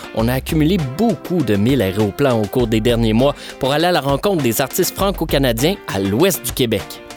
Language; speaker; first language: French; native; French